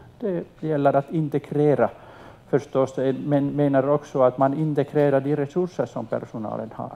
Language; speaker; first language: Swedish; non-native, local second language; Finnish